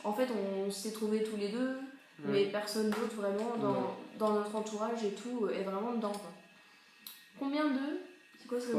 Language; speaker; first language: French; native; French